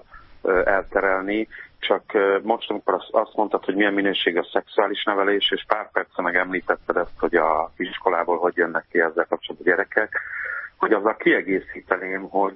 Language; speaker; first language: Hungarian; native; Hungarian